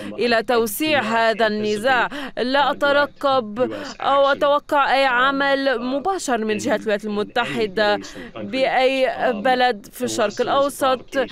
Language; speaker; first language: Arabic; non-native, fluent; English